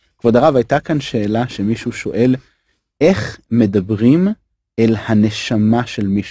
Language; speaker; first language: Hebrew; non-native, fluent; English